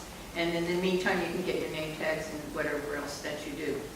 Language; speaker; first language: English; native; English